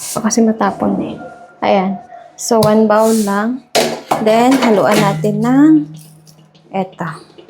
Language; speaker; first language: Filipino; non-native, local second language; Iloko